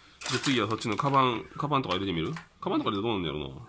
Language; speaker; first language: Japanese; native; Japanese